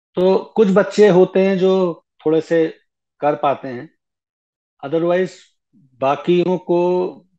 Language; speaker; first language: Hindi; native; Hindi